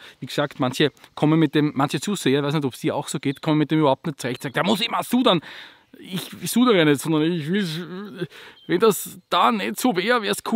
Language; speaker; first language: German; native; German